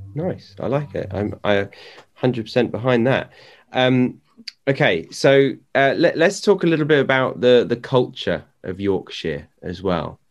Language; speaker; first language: English; native; English